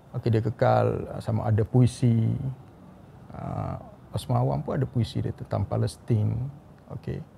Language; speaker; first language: Malay; native; Malay